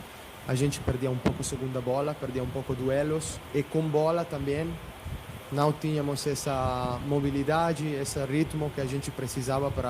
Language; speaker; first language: Portuguese; non-native, fluent; Italian